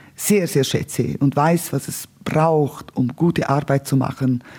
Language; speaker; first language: German; non-native, local second language; Romansh